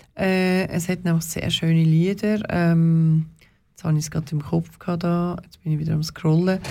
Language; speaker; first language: German; early bilingual, other home language; Turkish